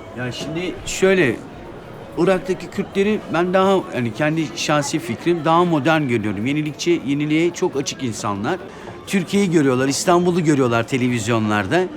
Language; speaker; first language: Turkish; native; Turkish